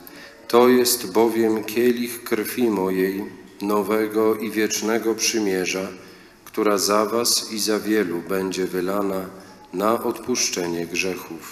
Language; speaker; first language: Polish; native; Polish